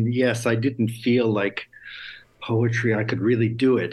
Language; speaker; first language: English; native; English